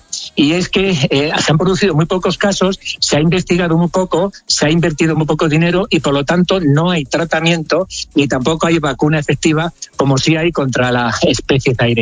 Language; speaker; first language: Spanish; native; Spanish